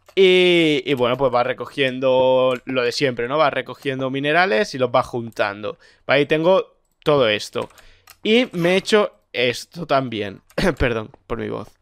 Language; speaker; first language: Spanish; native; Spanish